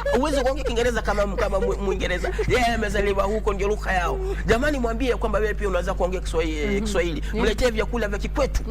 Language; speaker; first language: Swahili; native; Swahili